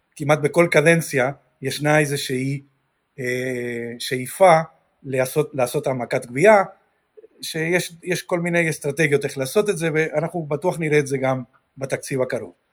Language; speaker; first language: Hebrew; non-native, fluent; Spanish